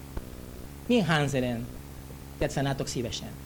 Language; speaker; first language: Hungarian; non-native, learner; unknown